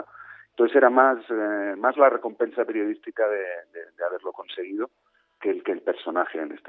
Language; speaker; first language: Spanish; native; Spanish